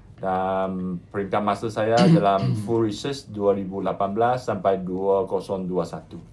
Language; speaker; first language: Malay; non-native, local second language; Chinese